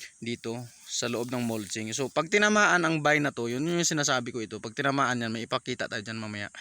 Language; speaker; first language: Filipino; native; Filipino